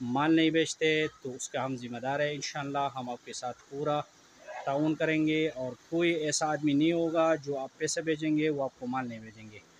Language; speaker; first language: Urdu; native; Urdu